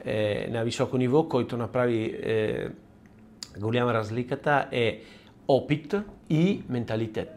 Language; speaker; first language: Bulgarian; non-native, learner; Italian